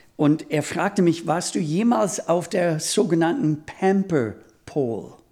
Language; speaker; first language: German; non-native, fluent; English